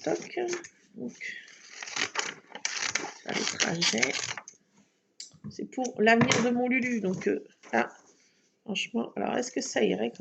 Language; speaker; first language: French; native; French